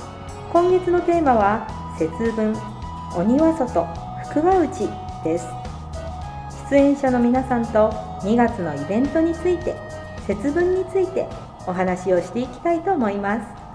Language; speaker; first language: Japanese; native; Japanese